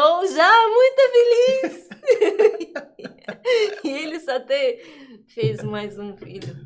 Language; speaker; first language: Portuguese; non-native, learner; Russian